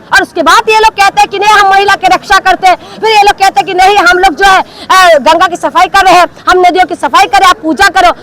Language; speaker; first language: Hindi; non-native, local second language; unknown